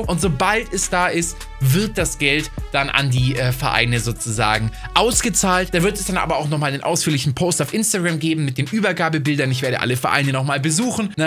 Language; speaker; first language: German; native; German